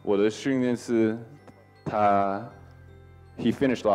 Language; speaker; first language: Chinese; early bilingual, heritage; English